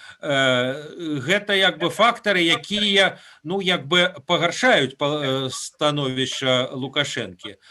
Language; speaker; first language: Belarusian; non-native, local second language; Russian